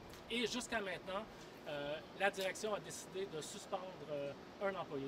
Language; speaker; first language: French; native; French